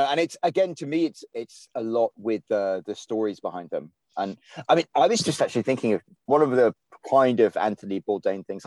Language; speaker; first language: English; native; English